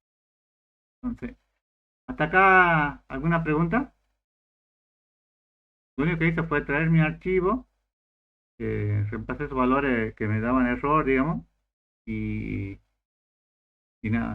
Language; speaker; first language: Spanish; native; Spanish